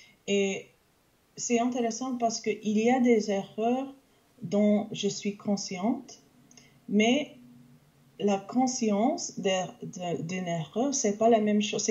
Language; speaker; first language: French; non-native, local second language; English